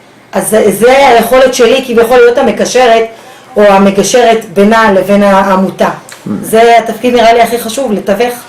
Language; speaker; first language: Hebrew; native; Hebrew